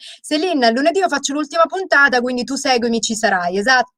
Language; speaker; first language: Italian; native; Italian